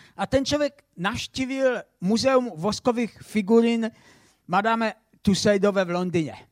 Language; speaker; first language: Czech; non-native, local second language; Polish